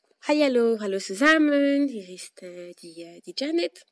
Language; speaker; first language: German; non-native, fluent; French